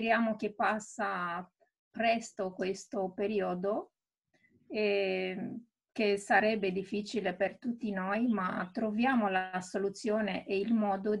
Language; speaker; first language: Italian; non-native, fluent; Romanian